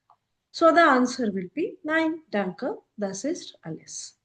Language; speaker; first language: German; non-native, fluent; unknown